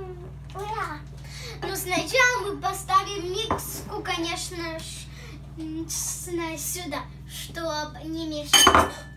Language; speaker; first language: Russian; early bilingual, heritage; Russian